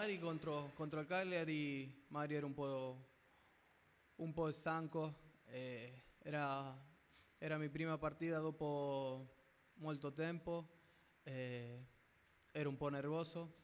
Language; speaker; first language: Italian; non-native, fluent; Spanish